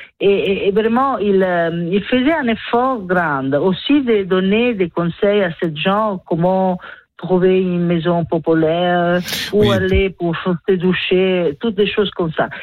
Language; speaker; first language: French; non-native, learner; Italian